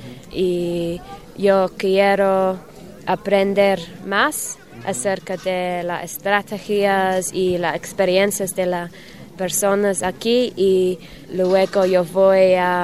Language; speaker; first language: Spanish; non-native, learner; English